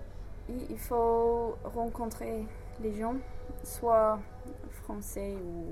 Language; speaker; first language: French; non-native, learner; English